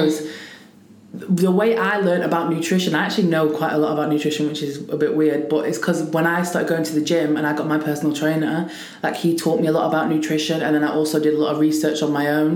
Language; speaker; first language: English; native; English